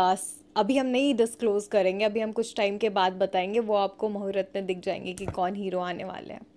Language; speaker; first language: Hindi; native; Hindi